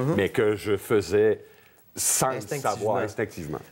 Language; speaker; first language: French; native; French